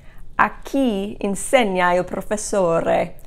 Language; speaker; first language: Italian; non-native, fluent; English